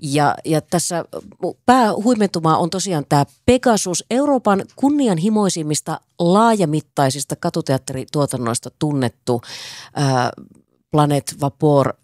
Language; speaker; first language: Finnish; native; Finnish